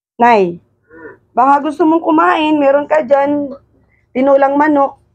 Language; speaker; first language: Filipino; non-native, local second language; Cebuano